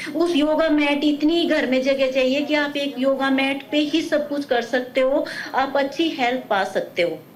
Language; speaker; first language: Hindi; native; Hindi